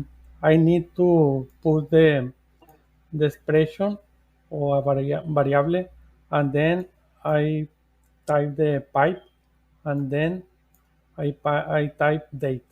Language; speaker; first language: English; non-native, learner; Spanish